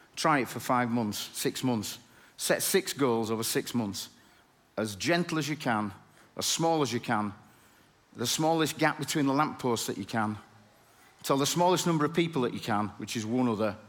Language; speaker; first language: English; native; English